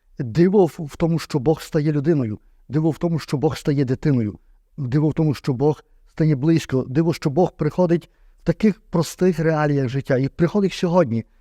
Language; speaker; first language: Ukrainian; native; Ukrainian